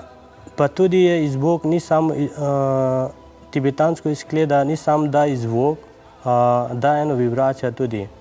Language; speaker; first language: Slovenian; non-native, learner; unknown